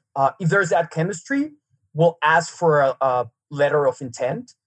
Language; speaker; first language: English; non-native, fluent; Serbian